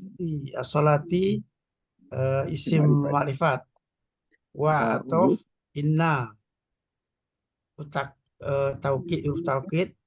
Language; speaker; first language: Arabic; non-native, learner; Indonesian